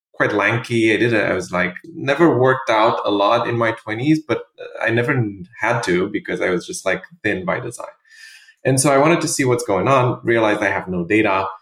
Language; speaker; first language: English; non-native, fluent; Romanian